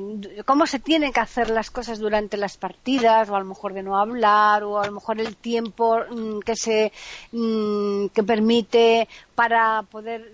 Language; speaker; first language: Spanish; native; Spanish